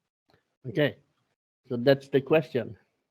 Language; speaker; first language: English; non-native, learner; Swedish